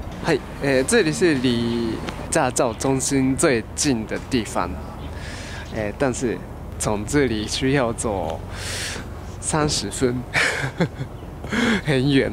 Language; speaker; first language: Chinese; non-native, fluent; Japanese